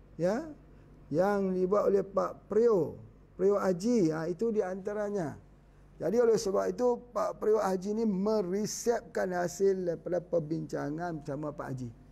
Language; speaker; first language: Malay; native; Malay